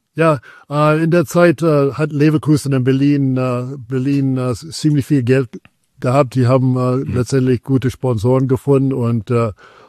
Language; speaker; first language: German; non-native, fluent; English